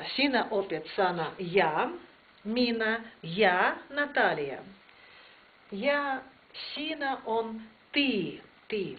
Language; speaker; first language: Finnish; non-native, fluent; Russian